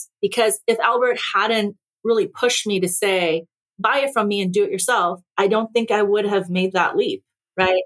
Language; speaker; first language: English; early bilingual, other home language; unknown